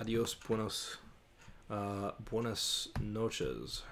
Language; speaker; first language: Spanish; non-native, learner; English